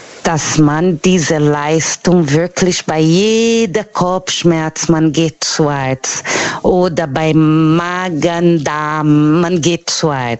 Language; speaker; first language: German; non-native, fluent; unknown